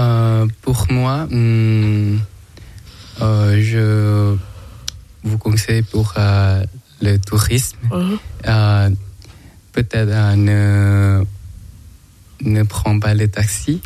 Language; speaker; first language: French; non-native, learner; Thai